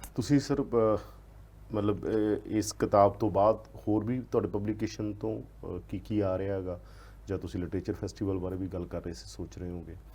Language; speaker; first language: Punjabi; native; Punjabi